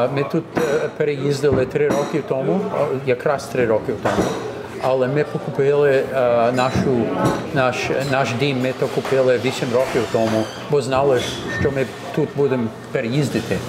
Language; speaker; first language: Ukrainian; early bilingual, heritage; English